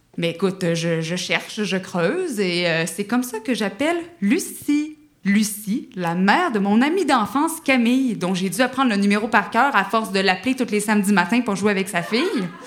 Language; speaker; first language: French; native; French